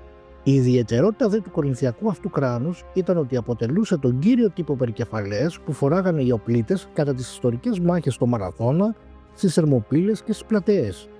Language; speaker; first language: Greek; native; Greek